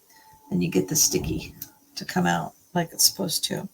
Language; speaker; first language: English; native; English